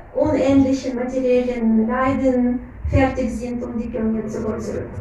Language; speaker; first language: German; non-native, fluent; Russian